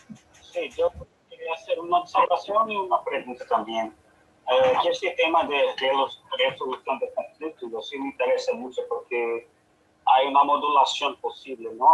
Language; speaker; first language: Spanish; non-native, fluent; Portuguese